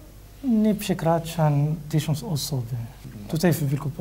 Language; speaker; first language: Polish; non-native, learner; Arabic